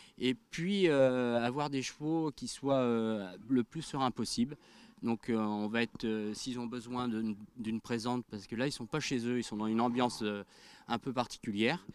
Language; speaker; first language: French; native; French